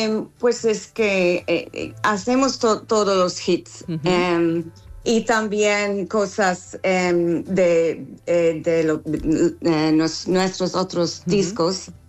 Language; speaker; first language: Spanish; non-native, learner; English